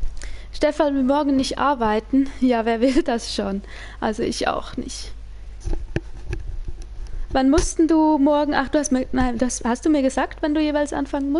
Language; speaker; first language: German; native; German